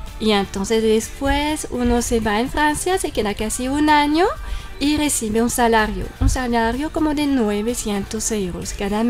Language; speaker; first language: Spanish; non-native, fluent; French